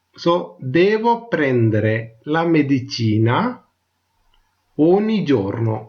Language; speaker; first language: Italian; non-native, learner; Tamil